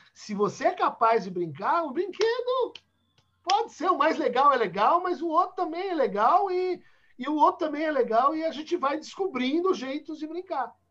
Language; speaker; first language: Portuguese; native; Portuguese